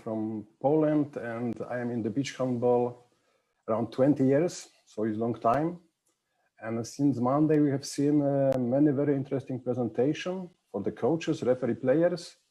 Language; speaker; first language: English; non-native, fluent; Polish